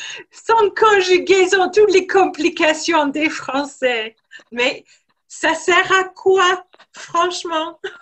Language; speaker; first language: French; non-native, fluent; English